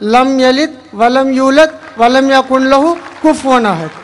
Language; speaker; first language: Hindi; non-native, local second language; Tamil